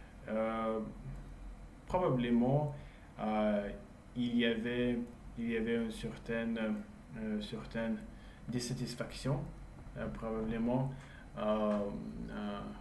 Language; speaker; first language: French; non-native, learner; English